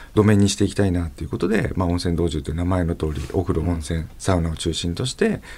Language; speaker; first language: Japanese; native; Japanese